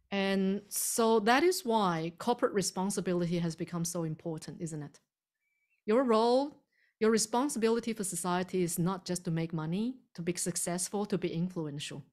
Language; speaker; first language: English; early bilingual, other home language; Chinese